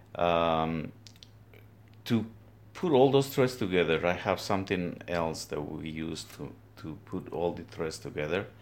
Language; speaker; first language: English; non-native, fluent; Spanish